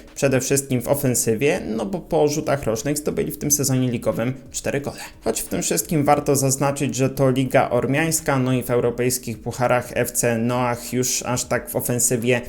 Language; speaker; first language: Polish; native; Polish